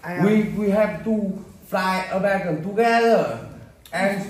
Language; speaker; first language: English; non-native, learner; Vietnamese